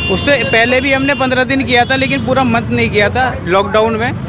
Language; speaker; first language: Hindi; native; Hindi